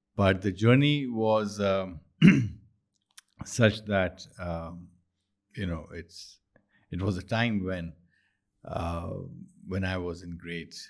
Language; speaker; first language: English; non-native, local second language; Urdu